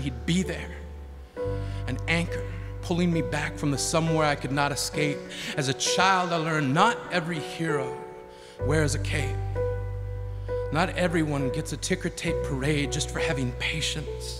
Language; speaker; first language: English; native; English